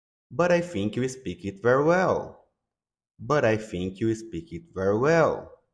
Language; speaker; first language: English; non-native, fluent; Portuguese